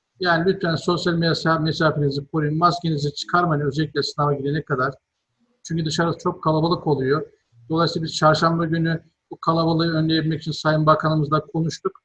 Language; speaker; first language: Turkish; native; Turkish